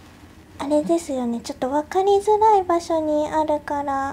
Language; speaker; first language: Japanese; native; Japanese